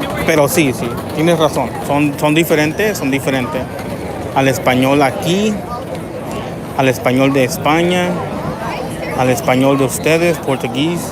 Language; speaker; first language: Spanish; early bilingual, heritage; Spanish